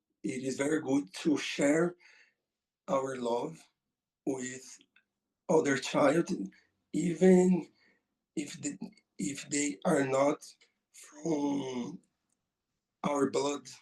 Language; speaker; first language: English; non-native, learner; Portuguese